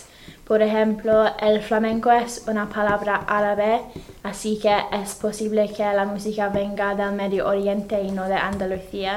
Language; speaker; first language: Spanish; non-native, fluent; English